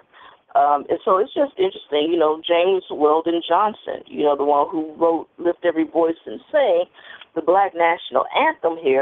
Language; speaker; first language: English; native; English